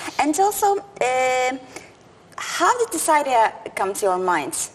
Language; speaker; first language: English; non-native, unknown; Turkish